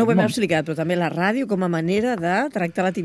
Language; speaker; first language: Catalan; native; Catalan